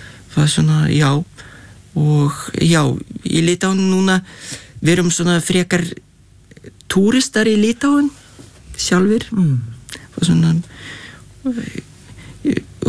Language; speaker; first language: Icelandic; non-native, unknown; Lithuanian